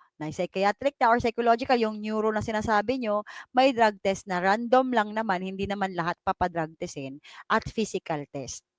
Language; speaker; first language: Filipino; non-native, local second language; Cebuano